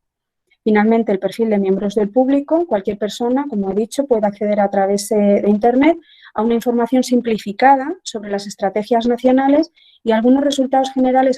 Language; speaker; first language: Spanish; native; Spanish